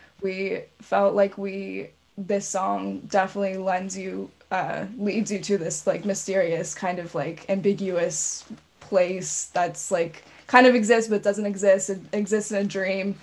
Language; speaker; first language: English; native; English